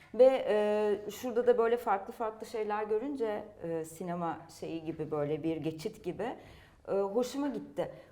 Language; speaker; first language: Turkish; native; Turkish